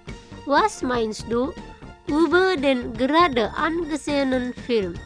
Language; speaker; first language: German; non-native, fluent; Indonesian